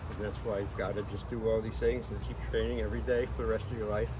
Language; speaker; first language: English; native; English